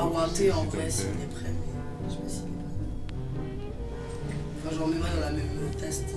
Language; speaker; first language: French; native; French